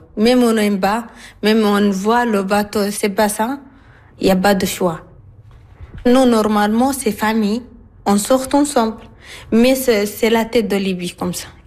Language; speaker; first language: French; non-native, learner; Arabic